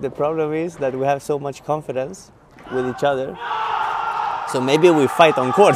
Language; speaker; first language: English; non-native, fluent; Swedish